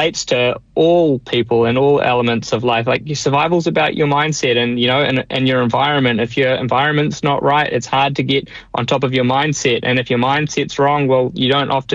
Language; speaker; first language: English; native; English